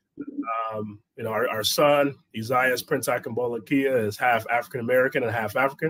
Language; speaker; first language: English; native; English